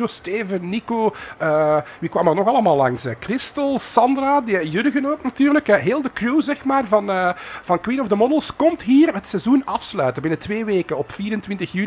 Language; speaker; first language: Dutch; native; Dutch